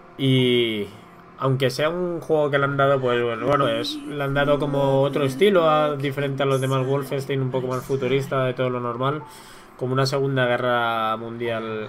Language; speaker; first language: Spanish; native; Spanish